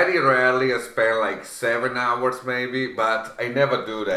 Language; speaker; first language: English; non-native, fluent; Italian